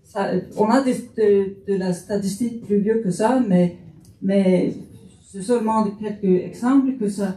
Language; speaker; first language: French; non-native, fluent; Faroese